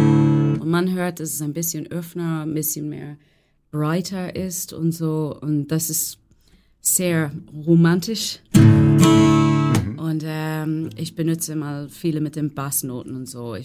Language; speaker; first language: German; non-native, learner; English